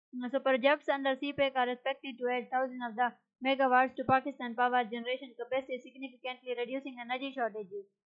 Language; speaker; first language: English; non-native, local second language; Urdu